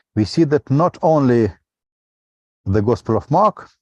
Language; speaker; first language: English; non-native, fluent; Russian